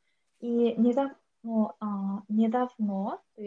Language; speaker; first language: Russian; non-native, learner; Korean